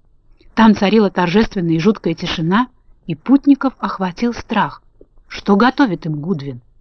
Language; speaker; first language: Russian; native; Russian